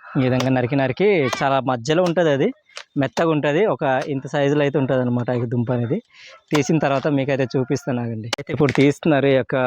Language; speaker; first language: Telugu; non-native, local second language; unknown